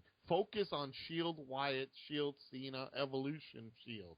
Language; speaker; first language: English; native; English